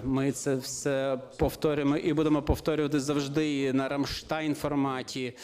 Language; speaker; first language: Ukrainian; non-native, fluent; Lithuanian